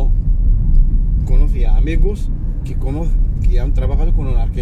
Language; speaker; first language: Spanish; non-native, fluent; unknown